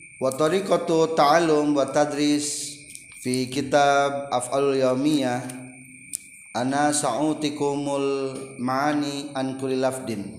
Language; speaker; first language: Arabic; non-native, fluent; Indonesian